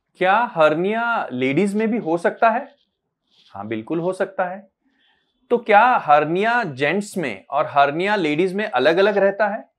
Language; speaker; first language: Hindi; non-native, local second language; Marathi